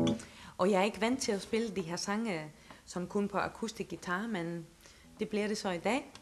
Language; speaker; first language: Danish; non-native, local second language; Faroese